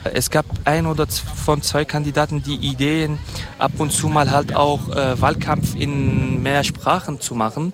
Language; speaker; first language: German; non-native, fluent; Kurdish